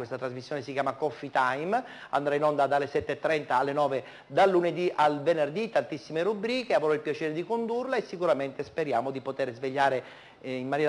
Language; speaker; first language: Italian; native; Italian